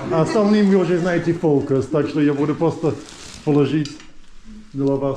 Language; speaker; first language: Russian; non-native, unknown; English